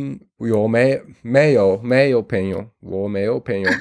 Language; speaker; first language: Chinese; non-native, learner; German